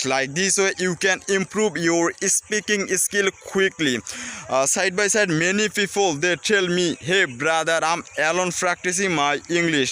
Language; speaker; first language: English; non-native, learner; Bangla